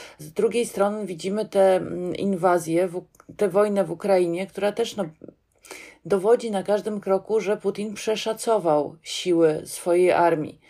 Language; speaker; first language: Polish; native; Polish